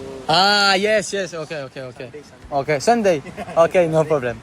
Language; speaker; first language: English; non-native, learner; French